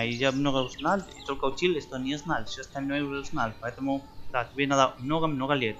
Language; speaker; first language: Russian; non-native, learner; Spanish